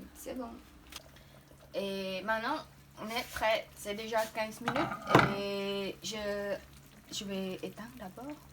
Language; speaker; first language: French; non-native, learner; Khmer